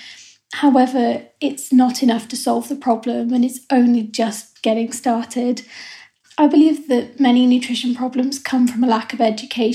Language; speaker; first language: English; native; English